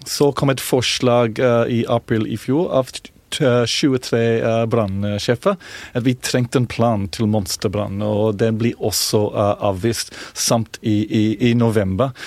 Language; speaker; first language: Norwegian; non-native, fluent; English